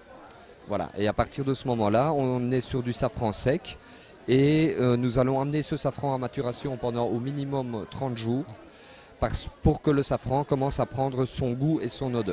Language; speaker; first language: French; native; French